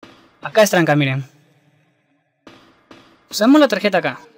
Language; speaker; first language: Spanish; native; Spanish